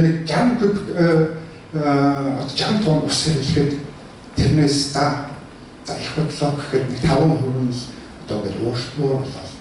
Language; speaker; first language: Mongolian; early bilingual, heritage; Mongolian